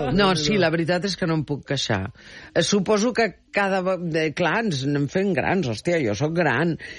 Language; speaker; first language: Catalan; early bilingual, heritage; Catalan